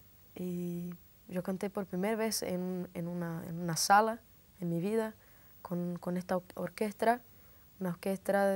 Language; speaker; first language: Spanish; non-native, fluent; Portuguese